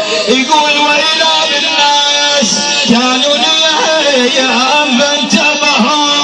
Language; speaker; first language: Arabic; native; Arabic